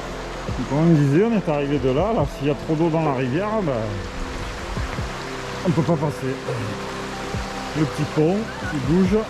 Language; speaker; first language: French; native; French